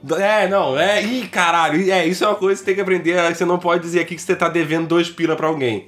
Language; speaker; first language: Portuguese; native; Portuguese